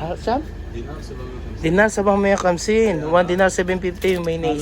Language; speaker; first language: Arabic; non-native, learner; Filipino